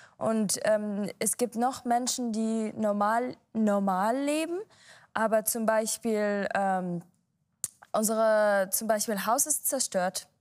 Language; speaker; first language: German; non-native, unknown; Arabic